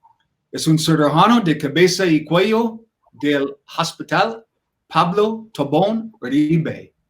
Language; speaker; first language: Spanish; non-native, learner; English